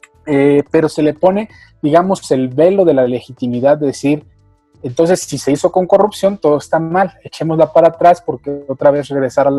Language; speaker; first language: Spanish; native; Spanish